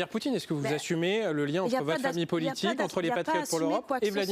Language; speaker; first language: French; native; French